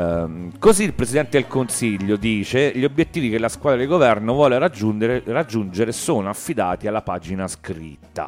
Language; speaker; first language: Italian; native; Italian